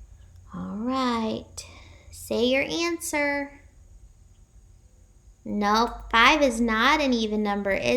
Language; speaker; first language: English; native; English